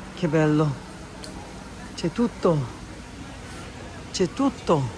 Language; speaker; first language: Italian; non-native, learner; Turkish